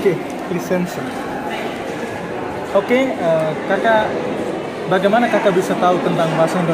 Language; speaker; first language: Indonesian; non-native, local second language; Tetum